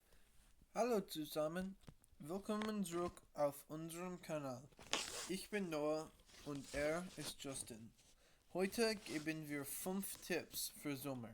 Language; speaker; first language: German; non-native, learner; English